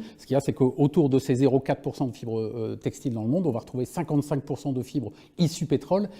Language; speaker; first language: French; native; French